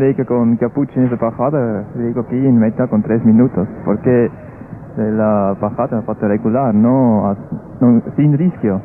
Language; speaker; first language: Spanish; non-native, learner; German